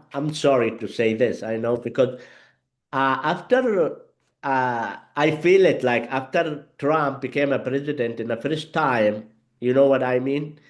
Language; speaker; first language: English; non-native, learner; Arabic